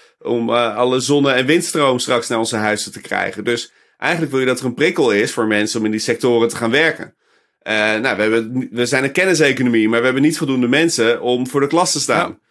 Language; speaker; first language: Dutch; native; Dutch